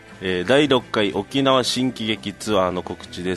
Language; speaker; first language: Japanese; native; Japanese